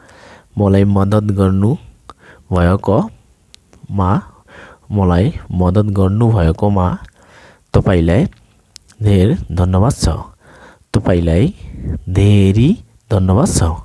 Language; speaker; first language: Nepali; non-native, local second language; Bangla